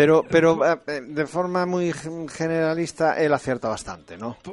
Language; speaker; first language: Spanish; native; Spanish